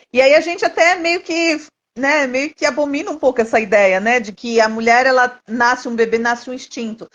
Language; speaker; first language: Portuguese; native; Portuguese